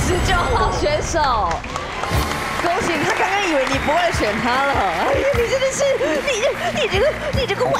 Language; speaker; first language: Chinese; native; Chinese